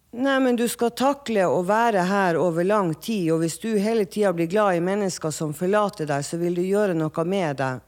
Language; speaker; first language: Norwegian; non-native, fluent; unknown